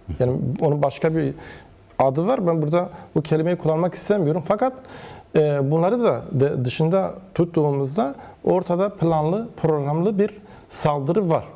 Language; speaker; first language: Turkish; non-native, local second language; Kurdish